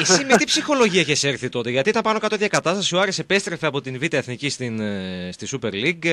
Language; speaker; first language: Greek; native; Greek